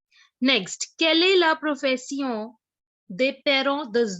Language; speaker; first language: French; non-native, fluent; Hindi